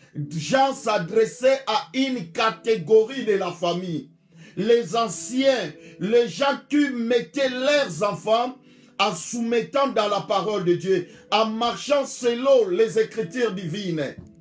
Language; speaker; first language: French; non-native, local second language; Lingala